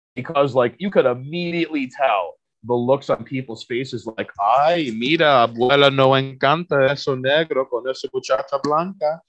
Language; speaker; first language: English; early bilingual, other home language; Spanish